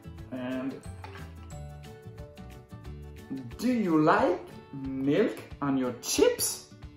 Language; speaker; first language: English; non-native, fluent; French